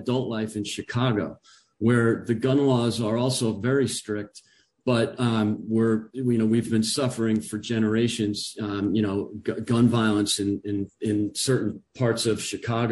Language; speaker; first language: English; native; English